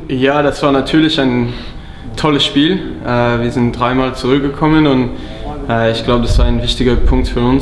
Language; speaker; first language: German; non-native, fluent; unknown